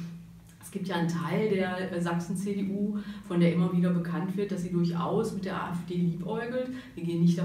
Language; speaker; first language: German; native; German